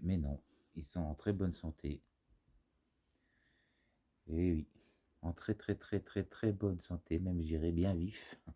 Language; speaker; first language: French; native; French